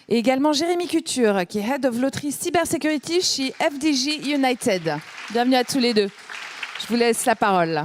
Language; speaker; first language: French; native; French